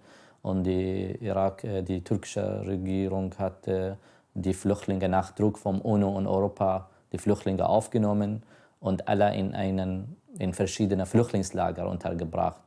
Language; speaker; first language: German; non-native, fluent; Kurdish